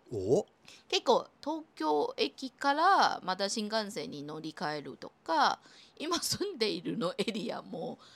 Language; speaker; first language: Japanese; non-native, fluent; Chinese